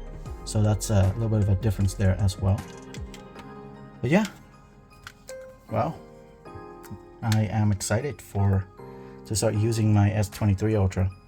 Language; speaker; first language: English; native; English